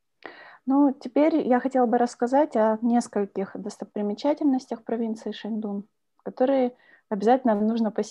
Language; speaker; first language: Russian; native; Russian